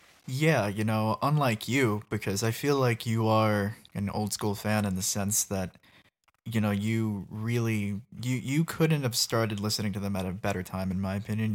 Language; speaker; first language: English; native; English